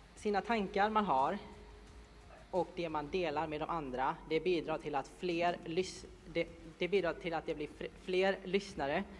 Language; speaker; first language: Swedish; early bilingual, other home language; Thai